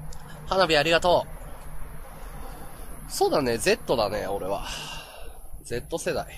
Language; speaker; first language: Japanese; native; Japanese